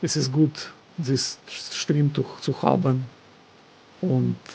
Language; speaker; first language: German; non-native, learner; Ukrainian